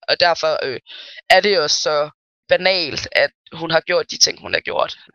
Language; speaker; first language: Danish; early bilingual, other home language; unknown